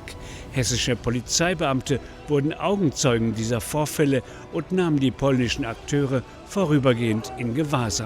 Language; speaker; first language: German; native; German